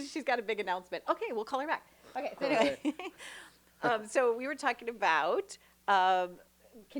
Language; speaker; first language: English; native; English